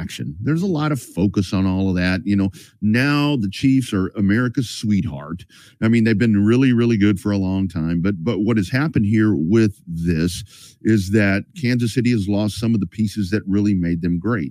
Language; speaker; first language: English; native; English